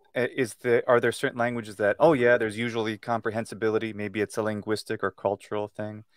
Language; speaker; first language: English; native; English